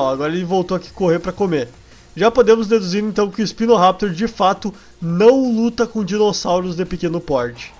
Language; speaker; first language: Portuguese; native; Portuguese